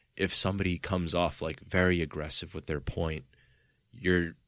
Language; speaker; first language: English; early bilingual, other home language; Spanish